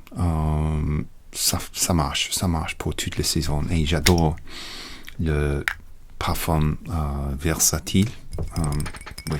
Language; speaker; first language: French; non-native, learner; English